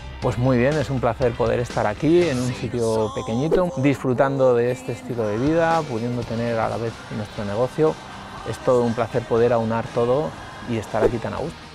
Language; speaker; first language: Spanish; native; Spanish